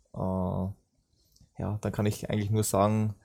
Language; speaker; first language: German; native; German